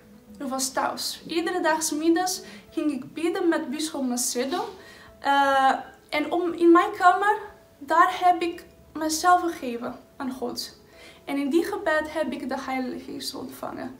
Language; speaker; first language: Dutch; non-native, fluent; Portuguese